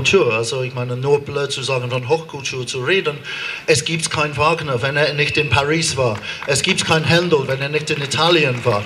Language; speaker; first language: German; non-native, fluent; English